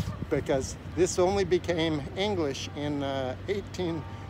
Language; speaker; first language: English; native; English